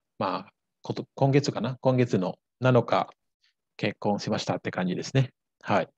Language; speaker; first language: Japanese; non-native, fluent; Balinese